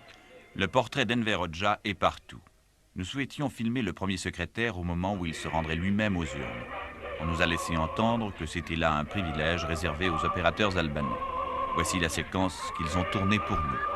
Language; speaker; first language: French; native; French